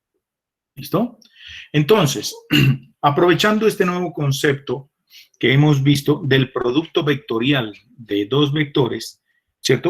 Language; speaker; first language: Spanish; native; Spanish